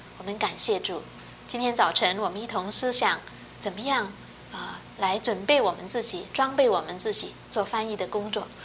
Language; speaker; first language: Chinese; non-native, local second language; Cantonese